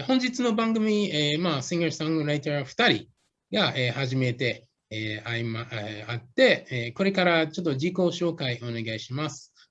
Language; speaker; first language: Japanese; non-native, fluent; English